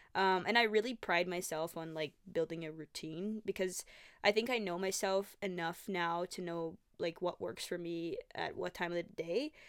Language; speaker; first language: English; non-native, fluent; Portuguese